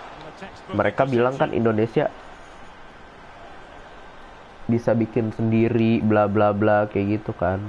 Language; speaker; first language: Indonesian; native; Indonesian